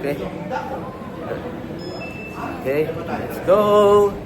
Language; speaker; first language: English; non-native, fluent; Filipino